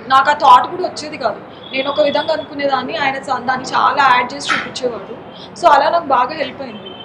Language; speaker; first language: Telugu; non-native, local second language; Marathi